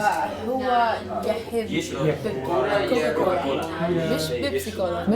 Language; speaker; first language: Arabic; non-native, learner; English